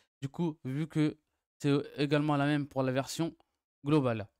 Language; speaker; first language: French; native; French